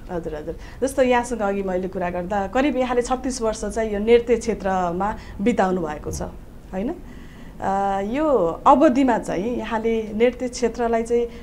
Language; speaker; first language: Nepali; native; Nepali